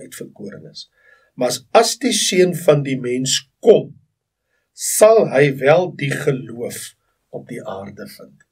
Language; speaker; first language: Afrikaans; native; Afrikaans